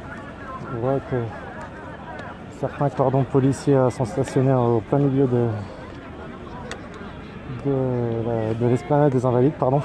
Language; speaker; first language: French; native; French